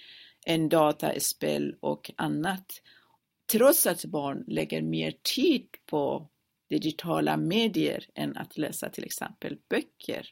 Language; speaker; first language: Swedish; non-native, fluent; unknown